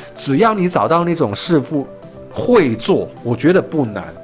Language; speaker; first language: Chinese; non-native, fluent; Cantonese